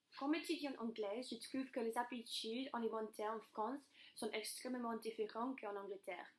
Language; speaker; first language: French; non-native, learner; English